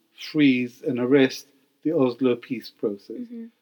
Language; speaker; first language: English; non-native, fluent; Hebrew